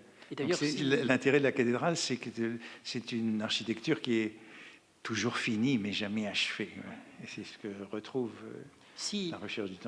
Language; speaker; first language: French; native; French